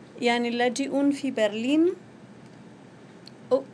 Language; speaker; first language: Arabic; non-native, fluent; Spanish